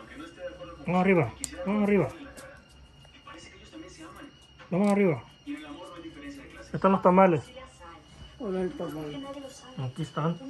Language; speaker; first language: Spanish; native; Spanish